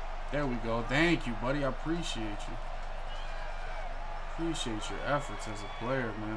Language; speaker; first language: English; native; English